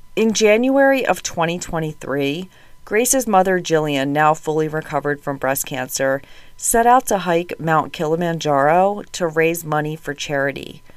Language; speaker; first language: English; native; English